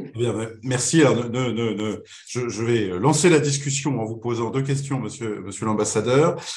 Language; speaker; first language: French; native; French